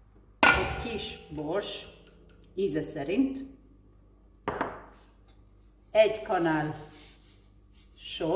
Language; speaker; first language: Hungarian; early bilingual, heritage; Hungarian